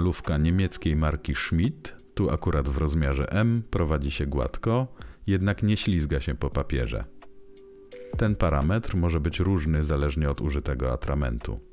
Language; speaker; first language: Polish; native; Polish